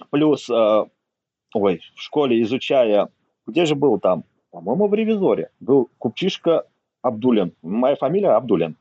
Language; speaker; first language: Russian; native; Russian